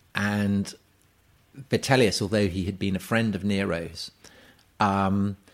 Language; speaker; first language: English; native; English